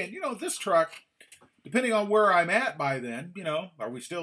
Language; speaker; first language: English; native; English